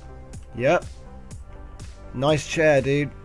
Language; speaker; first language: English; native; English